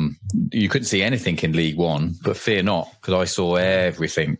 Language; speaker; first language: English; native; English